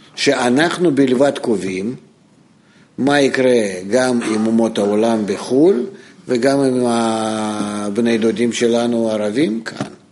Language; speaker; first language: Hebrew; non-native, fluent; Russian